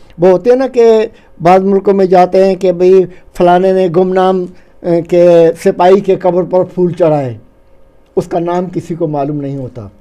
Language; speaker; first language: Urdu; non-native, local second language; Baluchi